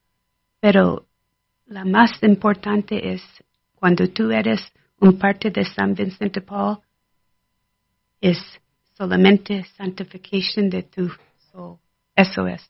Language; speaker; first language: Spanish; non-native, learner; English